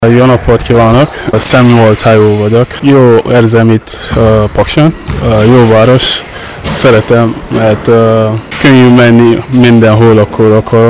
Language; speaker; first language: Hungarian; non-native, learner; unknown